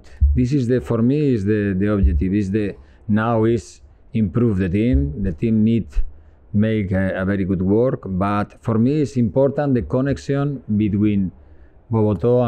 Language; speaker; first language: English; non-native, learner; Spanish